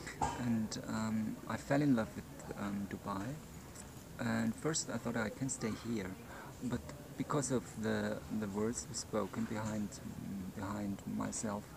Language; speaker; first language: English; non-native, fluent; German